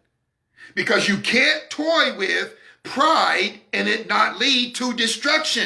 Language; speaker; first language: English; native; English